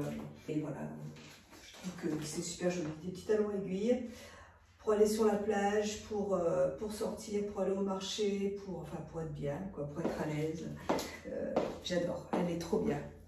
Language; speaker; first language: French; native; French